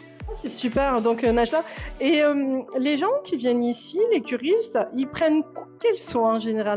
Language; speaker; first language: French; native; French